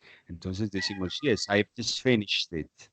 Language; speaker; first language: English; non-native, fluent; Spanish